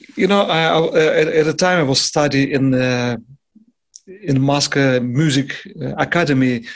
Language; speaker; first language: English; non-native, fluent; Russian